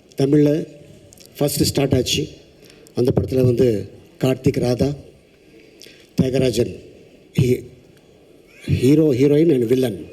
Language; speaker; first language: Tamil; non-native, local second language; Telugu